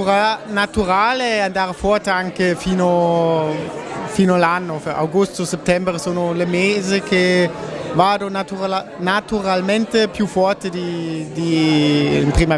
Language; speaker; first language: Italian; non-native, fluent; German